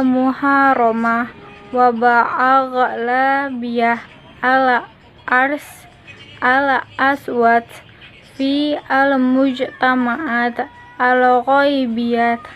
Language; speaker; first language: Arabic; non-native, learner; Indonesian